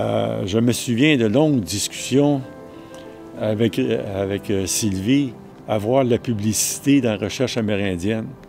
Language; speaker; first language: French; native; French